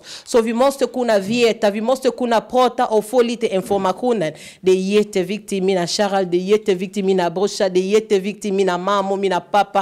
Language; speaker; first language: Swedish; non-native, fluent; Lingala